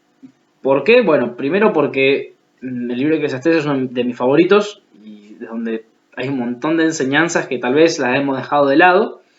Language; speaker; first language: Spanish; native; Spanish